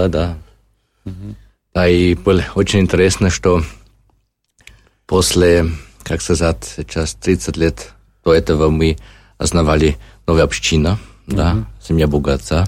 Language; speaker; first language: Russian; non-native, learner; German